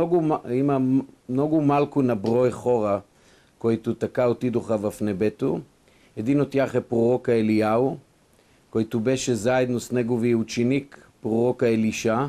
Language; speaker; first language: Bulgarian; non-native, fluent; Hebrew